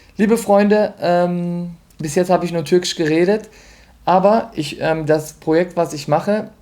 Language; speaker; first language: German; non-native, fluent; Turkish